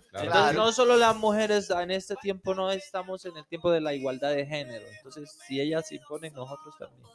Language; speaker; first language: Spanish; native; Spanish